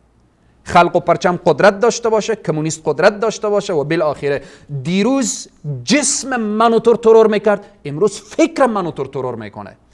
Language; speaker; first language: Persian; native; Persian